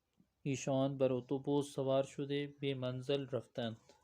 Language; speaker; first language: Persian; non-native, fluent; Urdu